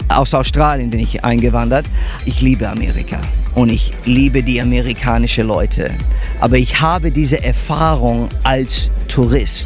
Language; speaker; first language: German; non-native, fluent; English